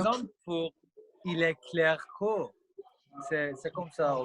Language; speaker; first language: French; non-native, learner; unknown